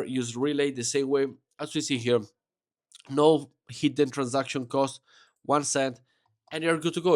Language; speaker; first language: English; non-native, fluent; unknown